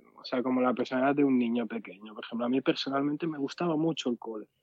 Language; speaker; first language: Spanish; early bilingual, other home language; Arabic